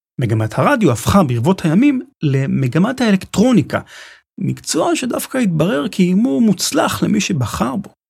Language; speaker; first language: Hebrew; native; Hebrew